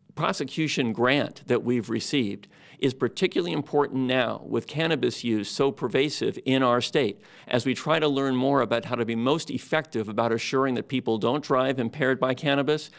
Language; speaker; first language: English; native; English